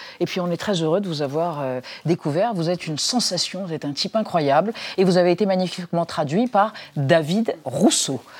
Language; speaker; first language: French; native; French